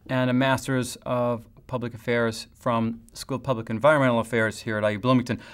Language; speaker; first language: English; native; English